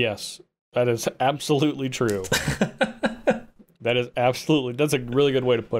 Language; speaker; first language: English; native; English